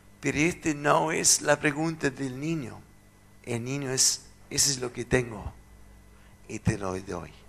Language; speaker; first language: Spanish; non-native, fluent; English